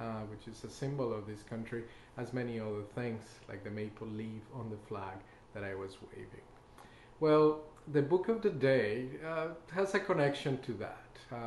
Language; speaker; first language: English; non-native, fluent; Spanish